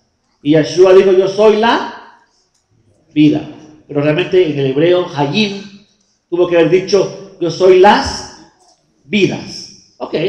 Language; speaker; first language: Spanish; native; Spanish